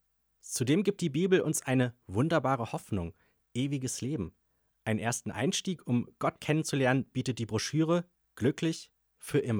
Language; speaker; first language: German; native; German